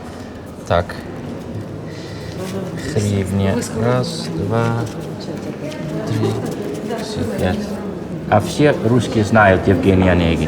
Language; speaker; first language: Russian; non-native, learner; Dutch